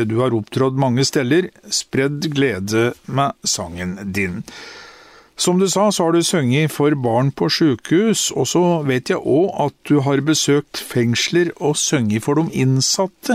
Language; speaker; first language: Norwegian; native; Norwegian